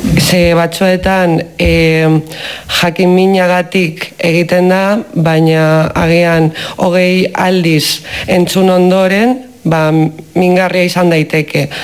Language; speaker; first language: Basque; non-native, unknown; Russian